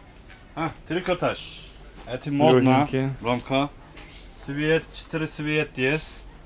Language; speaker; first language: Russian; non-native, learner; Turkish